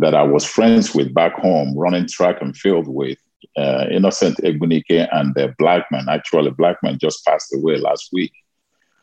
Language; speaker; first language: English; non-native, local second language; Igbo